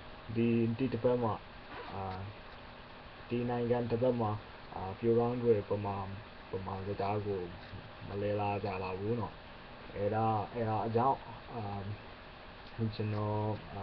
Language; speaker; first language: Burmese; non-native, learner; English